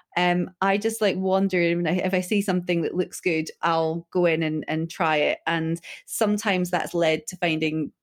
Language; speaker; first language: English; early bilingual, other home language; Urdu